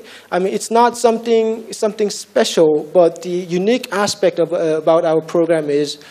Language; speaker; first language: English; non-native, fluent; Korean